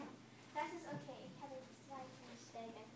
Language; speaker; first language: German; non-native, learner; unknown